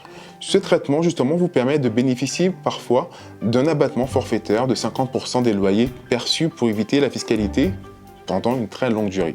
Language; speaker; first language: French; native; French